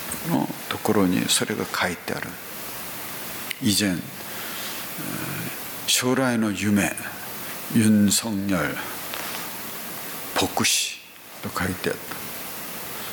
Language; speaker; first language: Japanese; non-native, fluent; Korean